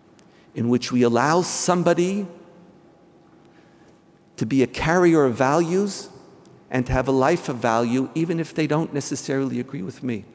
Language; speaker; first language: English; native; English